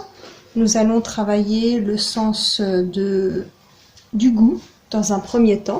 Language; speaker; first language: French; native; French